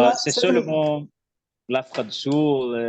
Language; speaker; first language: French; non-native, learner; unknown